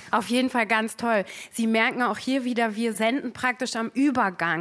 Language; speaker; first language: German; native; German